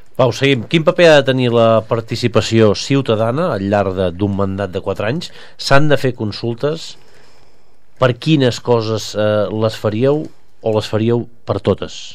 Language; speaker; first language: Catalan; native; Catalan